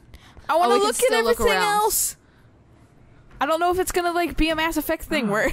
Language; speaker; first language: English; native; English